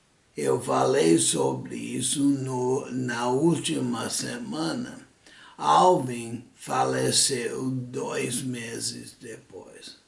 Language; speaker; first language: Portuguese; non-native, fluent; English